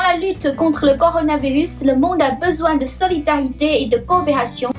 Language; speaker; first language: French; non-native, fluent; Chinese